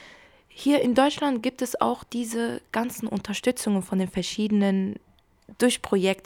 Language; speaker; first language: German; early bilingual, other home language; Kurdish